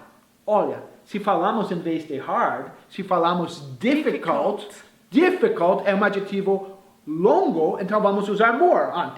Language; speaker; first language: Portuguese; non-native, fluent; English